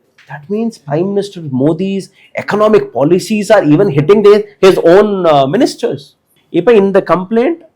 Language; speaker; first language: English; non-native, local second language; Tamil